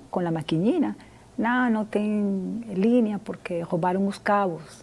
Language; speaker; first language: Portuguese; non-native, fluent; Spanish